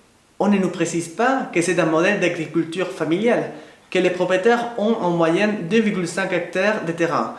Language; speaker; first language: French; non-native, fluent; Spanish